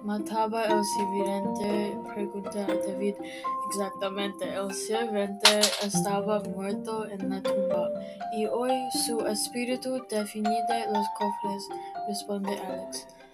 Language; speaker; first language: Spanish; non-native, learner; English